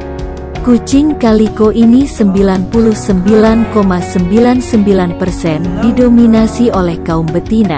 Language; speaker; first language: Indonesian; native; Indonesian